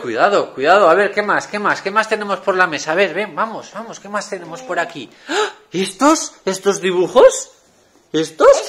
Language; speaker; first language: Spanish; native; Spanish